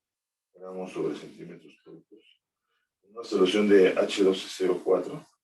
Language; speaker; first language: Spanish; native; Spanish